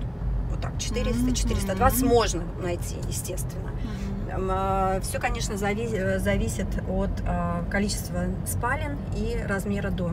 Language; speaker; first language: Russian; native; Russian